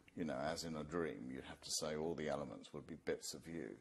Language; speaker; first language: English; native; English